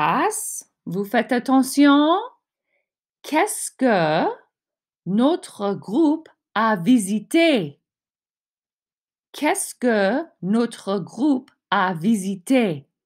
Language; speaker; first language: French; non-native, fluent; English